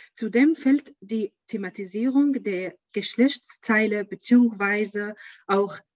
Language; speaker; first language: German; non-native, learner; Arabic